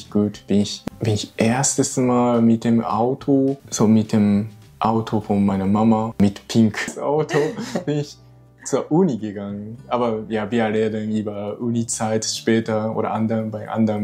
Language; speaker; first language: German; non-native, learner; Japanese